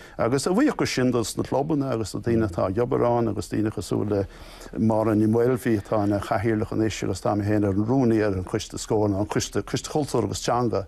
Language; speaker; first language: Irish; non-native, local second language; English